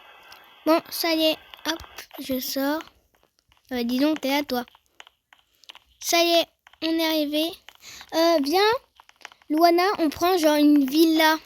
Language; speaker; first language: French; native; French